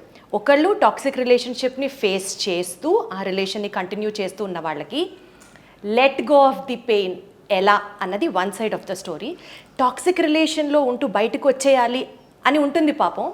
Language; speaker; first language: Telugu; native; Telugu